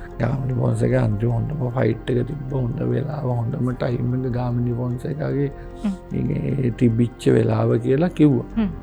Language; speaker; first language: Sinhala; native; Sinhala